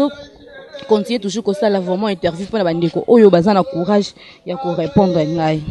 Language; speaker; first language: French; non-native, local second language; Lingala